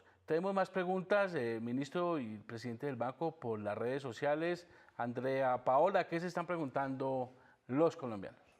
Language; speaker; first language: Spanish; native; Spanish